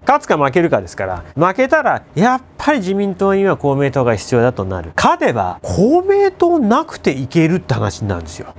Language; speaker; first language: Japanese; native; Japanese